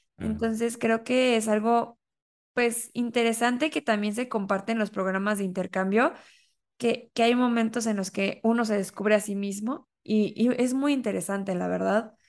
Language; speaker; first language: Spanish; native; Spanish